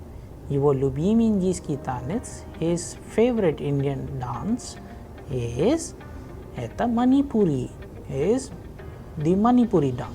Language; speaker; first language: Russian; non-native, fluent; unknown